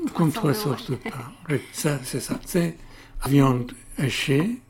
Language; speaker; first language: French; non-native, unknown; Persian